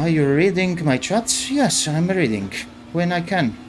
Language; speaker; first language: English; non-native, learner; Italian